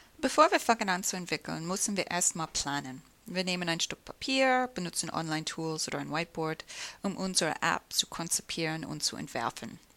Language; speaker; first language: German; non-native, fluent; English